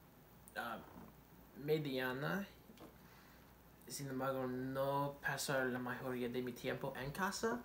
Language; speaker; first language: Spanish; non-native, learner; English